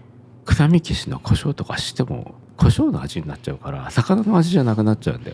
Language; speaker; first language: Japanese; native; Japanese